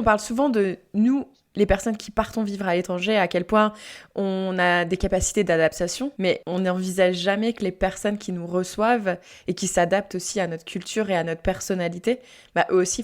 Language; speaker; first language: French; native; French